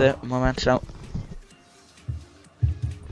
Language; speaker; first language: German; native; German